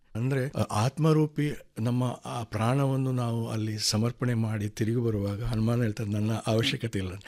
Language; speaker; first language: Kannada; non-native, local second language; Konkani